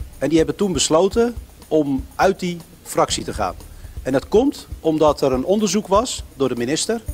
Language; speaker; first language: Dutch; early bilingual, other home language; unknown